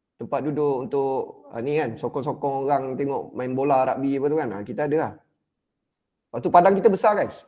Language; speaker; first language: Malay; native; Malay